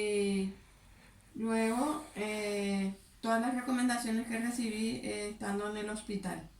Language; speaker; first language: Spanish; native; Spanish